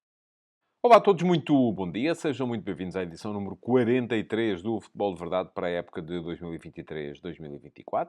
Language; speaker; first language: Portuguese; native; Portuguese